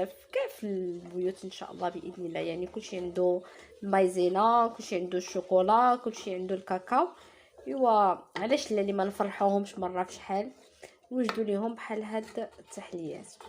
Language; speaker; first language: Arabic; native; Arabic